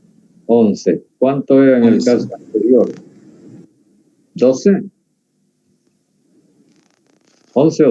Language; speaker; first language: Spanish; native; Spanish